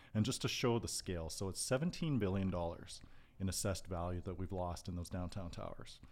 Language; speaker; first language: English; native; English